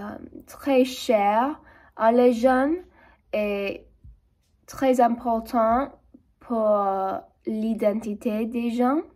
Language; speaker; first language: French; non-native, learner; English